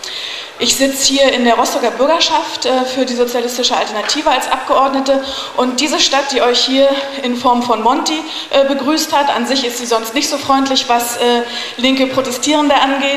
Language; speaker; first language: German; native; German